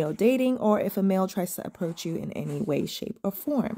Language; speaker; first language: English; native; English